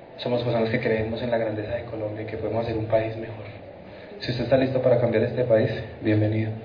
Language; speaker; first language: Spanish; native; Spanish